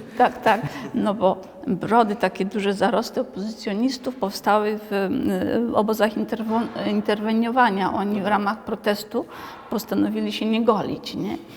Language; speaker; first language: Polish; native; Polish